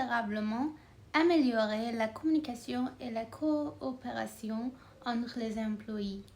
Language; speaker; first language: French; non-native, learner; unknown